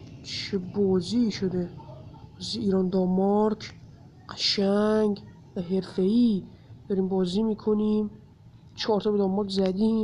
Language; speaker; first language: Persian; native; Persian